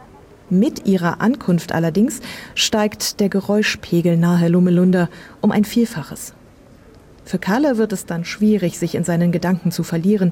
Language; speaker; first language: German; native; German